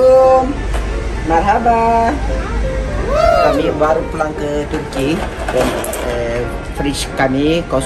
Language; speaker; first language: Indonesian; non-native, learner; Turkish